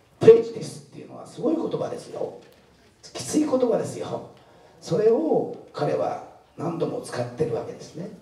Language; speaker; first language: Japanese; native; Japanese